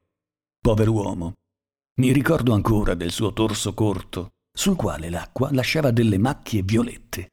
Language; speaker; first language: Italian; native; Italian